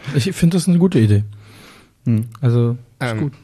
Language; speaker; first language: German; native; German